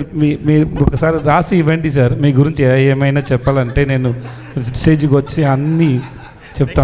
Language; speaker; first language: Telugu; non-native, learner; Tamil